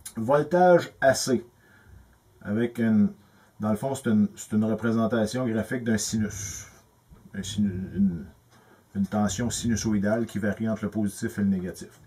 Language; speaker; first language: French; native; French